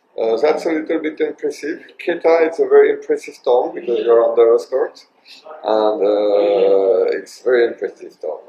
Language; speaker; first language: English; non-native, learner; French